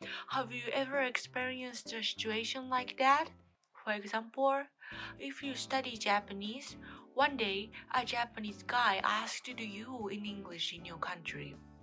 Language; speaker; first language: English; non-native, learner; Japanese